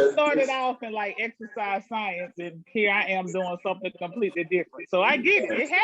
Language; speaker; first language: English; native; English